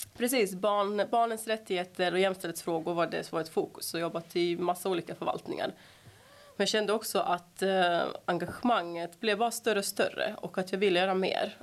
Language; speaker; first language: Swedish; early bilingual, other home language; Serbian